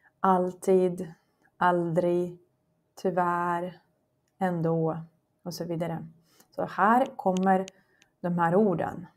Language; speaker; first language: Swedish; non-native, fluent; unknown